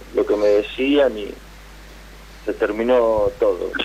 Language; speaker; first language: Spanish; native; Spanish